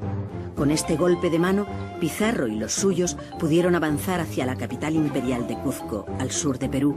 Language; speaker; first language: Spanish; native; Spanish